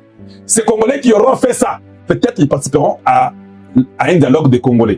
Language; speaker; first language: French; non-native, local second language; Lingala